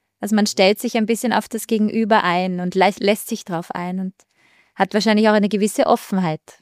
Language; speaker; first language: German; native; German